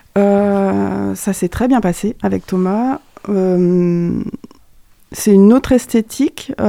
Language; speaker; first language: French; native; French